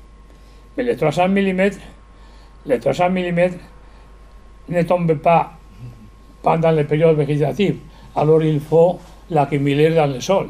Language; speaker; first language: French; non-native, learner; Spanish